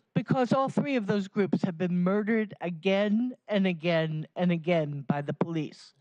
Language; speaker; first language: English; native; English